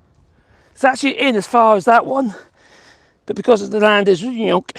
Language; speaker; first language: English; native; English